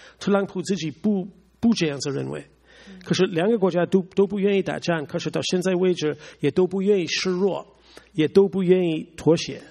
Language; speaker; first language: Chinese; non-native, fluent; English